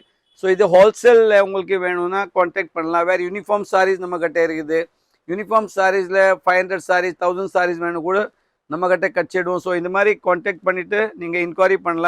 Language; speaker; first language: Tamil; non-native, learner; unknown